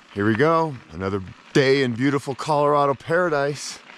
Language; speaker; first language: English; native; English